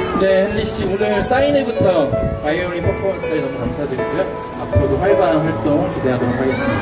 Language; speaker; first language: Korean; native; Korean